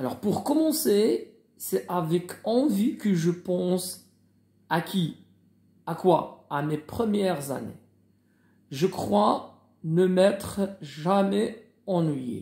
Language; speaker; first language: French; non-native, local second language; Arabic